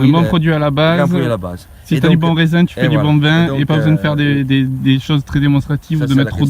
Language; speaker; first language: French; native; French